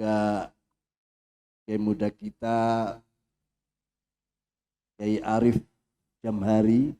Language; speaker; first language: Indonesian; native; Indonesian